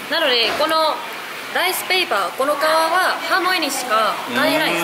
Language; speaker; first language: Japanese; non-native, fluent; Vietnamese